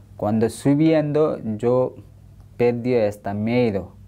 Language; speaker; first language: Spanish; non-native, learner; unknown